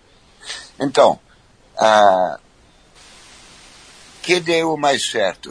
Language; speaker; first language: Portuguese; non-native, fluent; French